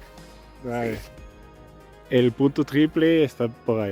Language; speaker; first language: Spanish; non-native, learner; French